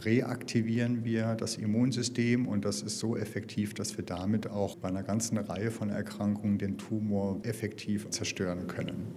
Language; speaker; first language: German; native; German